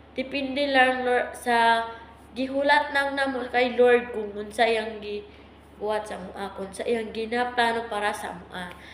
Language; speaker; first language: Cebuano; non-native, local second language; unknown